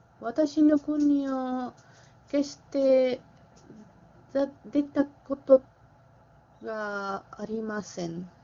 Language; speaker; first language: Japanese; non-native, learner; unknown